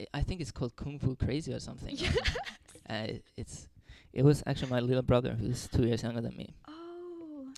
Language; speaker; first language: English; non-native, fluent; Finnish